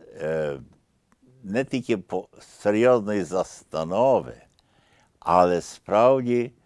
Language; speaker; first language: Ukrainian; early bilingual, heritage; Ukrainian